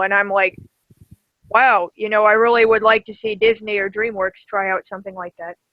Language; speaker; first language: English; native; English